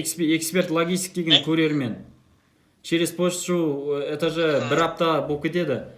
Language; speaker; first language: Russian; non-native, local second language; Kazakh